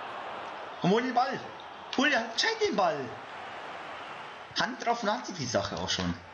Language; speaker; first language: German; native; German